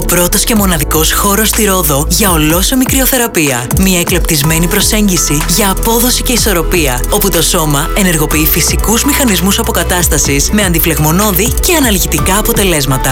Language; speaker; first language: Greek; native; Greek